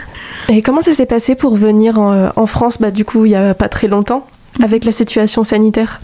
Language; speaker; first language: French; native; French